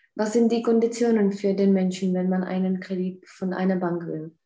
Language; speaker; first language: German; non-native, fluent; Czech